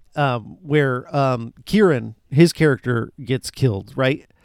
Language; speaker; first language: English; native; English